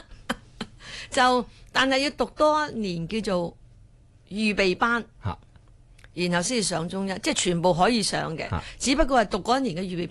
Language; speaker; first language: Cantonese; early bilingual, heritage; Cantonese